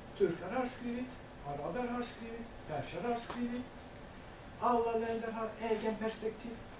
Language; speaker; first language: Swedish; non-native, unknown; Kurdish